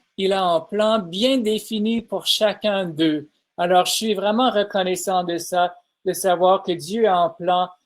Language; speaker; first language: French; non-native, fluent; English